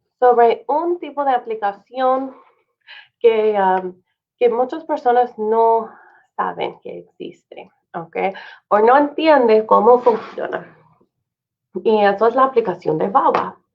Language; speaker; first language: Spanish; non-native, fluent; English